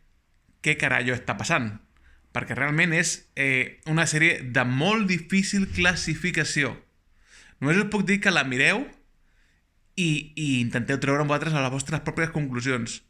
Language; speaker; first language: Catalan; native; Catalan